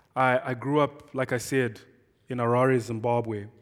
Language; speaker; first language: English; non-native, local second language; Shona